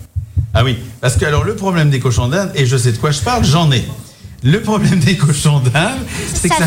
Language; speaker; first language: French; native; French